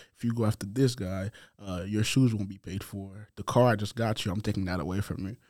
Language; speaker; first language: English; non-native, fluent; Haitian Creole